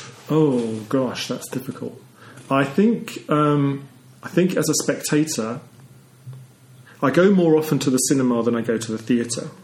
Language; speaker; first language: English; native; English